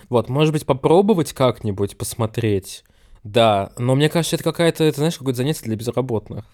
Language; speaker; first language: Russian; native; Russian